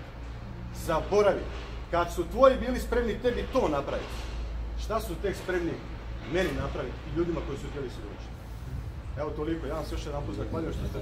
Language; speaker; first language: Croatian; native; Croatian